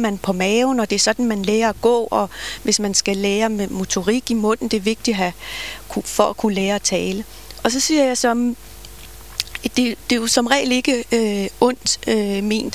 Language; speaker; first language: Danish; native; Danish